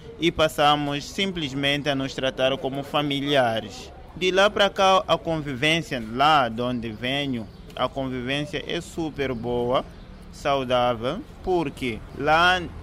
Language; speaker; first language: Portuguese; non-native, fluent; Rundi